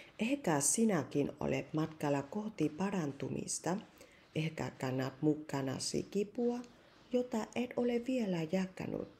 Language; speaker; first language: Finnish; non-native, learner; Vietnamese